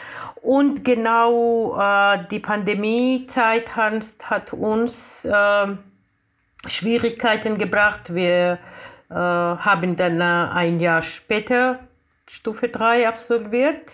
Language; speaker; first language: German; non-native, fluent; Georgian